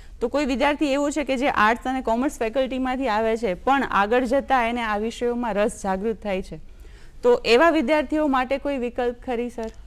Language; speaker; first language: Gujarati; native; Gujarati